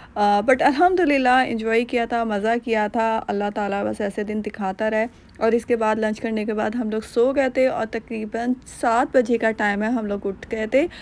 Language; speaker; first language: Urdu; native; Urdu